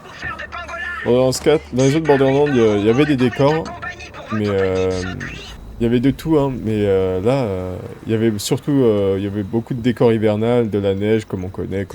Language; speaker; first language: French; native; French